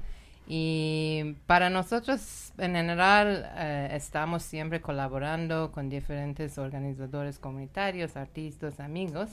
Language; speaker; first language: Spanish; non-native, learner; Persian